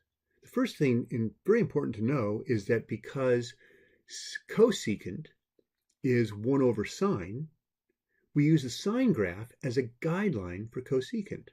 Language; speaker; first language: English; native; English